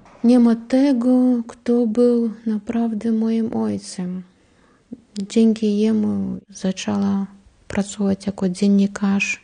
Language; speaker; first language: Polish; non-native, learner; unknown